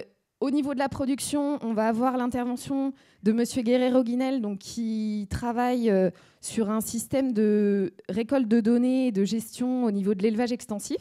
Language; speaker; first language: French; native; French